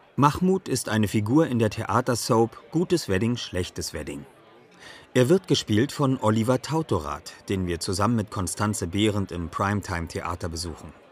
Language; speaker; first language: German; native; German